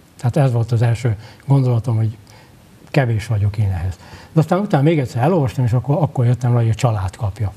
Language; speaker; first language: Hungarian; native; Hungarian